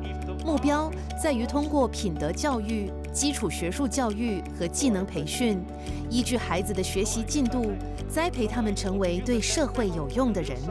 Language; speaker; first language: Chinese; native; Chinese